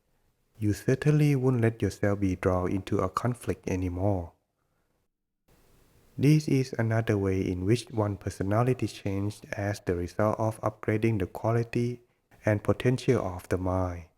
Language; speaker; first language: English; non-native, fluent; Thai